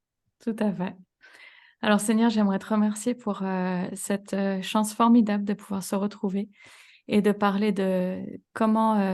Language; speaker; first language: French; native; French